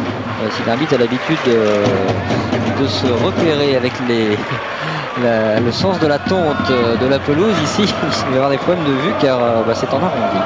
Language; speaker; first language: French; native; French